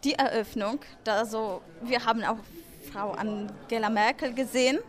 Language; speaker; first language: German; non-native, fluent; Polish